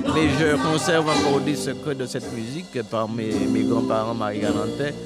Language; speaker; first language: French; native; French